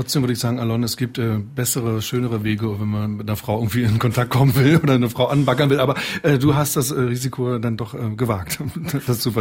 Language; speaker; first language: German; native; German